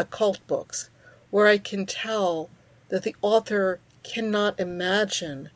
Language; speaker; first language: English; early bilingual, other home language; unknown